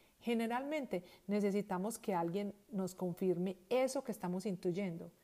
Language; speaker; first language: Spanish; native; Spanish